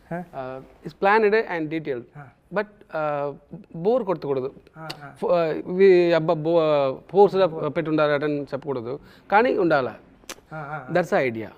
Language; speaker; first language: Telugu; non-native, local second language; Tamil